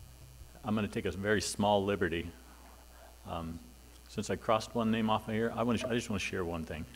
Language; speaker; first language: English; native; English